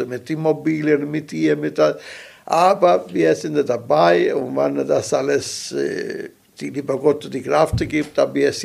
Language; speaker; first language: German; non-native, local second language; Italian